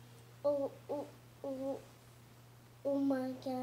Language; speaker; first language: French; non-native, learner; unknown